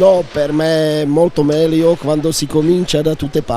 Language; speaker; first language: Italian; non-native, learner; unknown